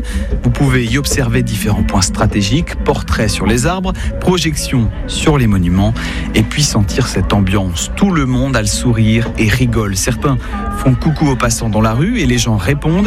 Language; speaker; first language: French; native; French